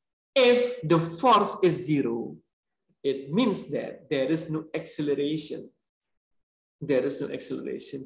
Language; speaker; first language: English; non-native, learner; Indonesian